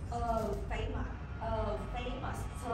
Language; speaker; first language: English; non-native, learner; Vietnamese